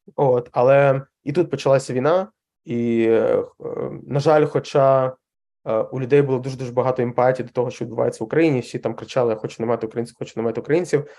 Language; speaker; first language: Ukrainian; non-native, local second language; Russian